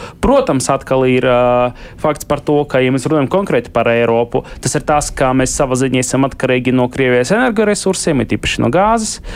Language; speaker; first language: Latvian; non-native, local second language; Russian